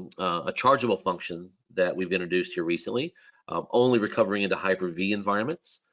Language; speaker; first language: English; native; English